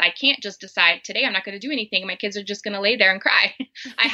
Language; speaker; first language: English; non-native, fluent; Portuguese